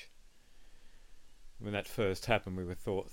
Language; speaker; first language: English; native; English